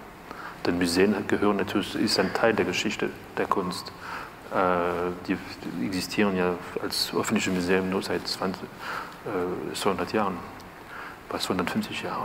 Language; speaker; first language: German; non-native, fluent; French